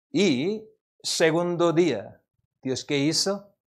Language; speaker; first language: Spanish; non-native, learner; Korean